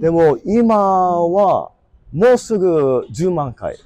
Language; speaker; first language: Japanese; non-native, learner; English